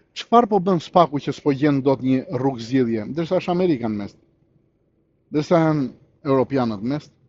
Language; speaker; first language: Albanian; early bilingual, heritage; Albanian